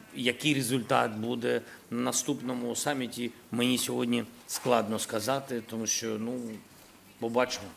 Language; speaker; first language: Ukrainian; non-native, local second language; Russian